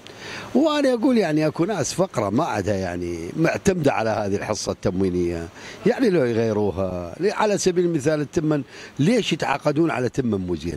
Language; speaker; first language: Arabic; native; Arabic